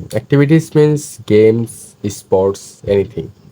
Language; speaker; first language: English; non-native, fluent; Bangla